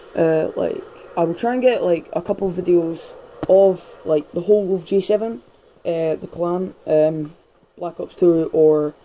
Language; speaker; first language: English; native; English